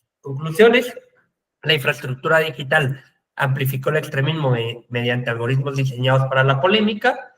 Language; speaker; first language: Spanish; native; Spanish